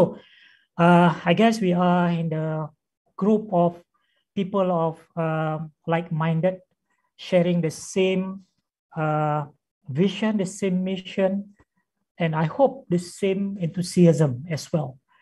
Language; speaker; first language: English; non-native, local second language; Malay